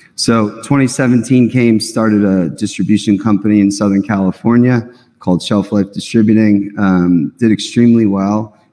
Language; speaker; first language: English; native; English